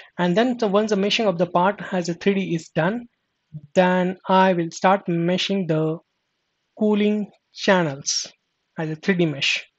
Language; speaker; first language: English; non-native, local second language; Marathi